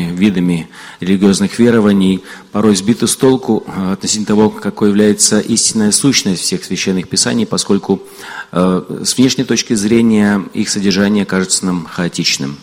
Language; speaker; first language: Russian; native; Russian